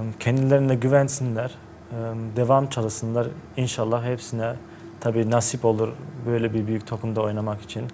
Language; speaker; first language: Turkish; early bilingual, heritage; Turkish